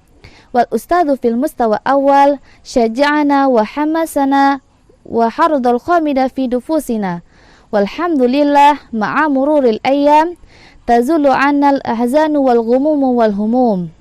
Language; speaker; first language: Arabic; non-native, learner; Indonesian